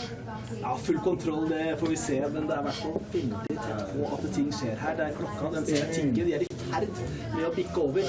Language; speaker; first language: Norwegian; native; Norwegian